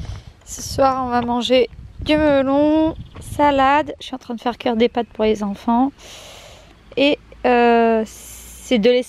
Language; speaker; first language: French; native; French